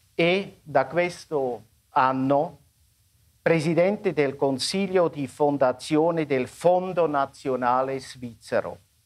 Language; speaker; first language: Italian; non-native, local second language; German